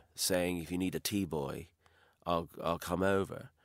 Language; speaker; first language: English; native; English